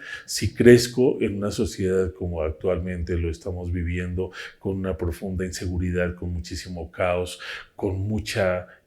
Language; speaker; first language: Spanish; native; Spanish